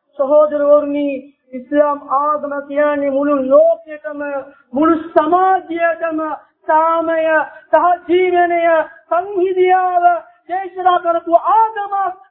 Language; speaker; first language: Sinhala; non-native, local second language; Tamil